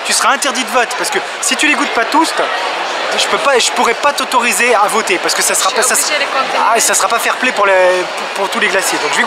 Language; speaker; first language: French; native; French